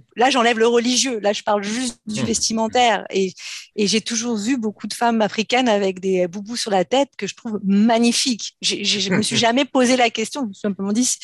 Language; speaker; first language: French; native; French